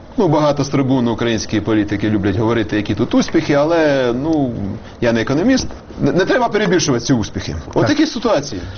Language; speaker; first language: Ukrainian; native; Ukrainian